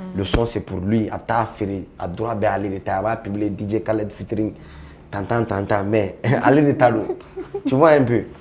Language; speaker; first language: French; non-native, local second language; Tamasheq